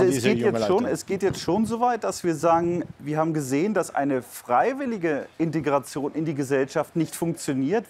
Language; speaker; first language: German; native; German